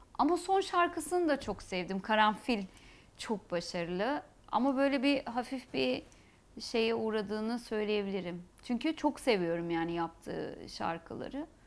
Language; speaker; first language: Turkish; early bilingual, heritage; Turkish